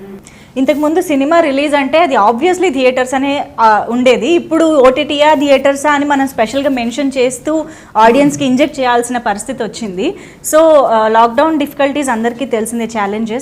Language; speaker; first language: Telugu; native; Telugu